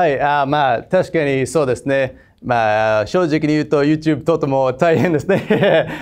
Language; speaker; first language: Japanese; non-native, fluent; English